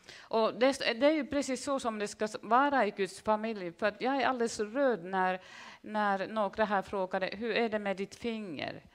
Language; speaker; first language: Swedish; non-native, fluent; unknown